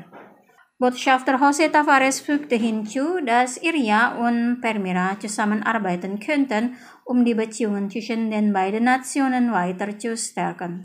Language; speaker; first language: German; non-native, fluent; Indonesian